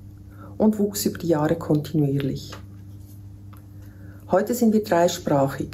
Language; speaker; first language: German; native; German